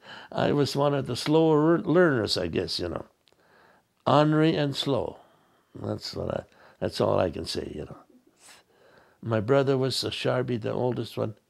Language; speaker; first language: English; native; English